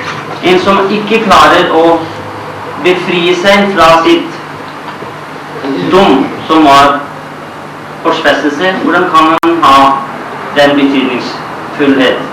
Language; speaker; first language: Norwegian; non-native, fluent; Urdu